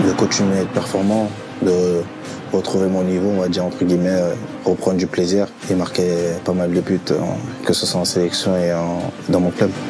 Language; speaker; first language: French; native; French